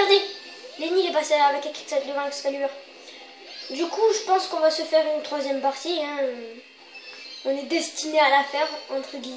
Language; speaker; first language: French; native; French